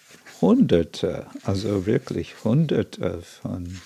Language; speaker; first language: German; non-native, fluent; English